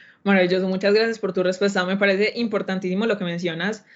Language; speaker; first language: Spanish; native; Spanish